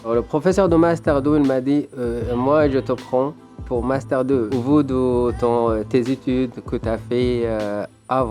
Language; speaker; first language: French; non-native, fluent; Arabic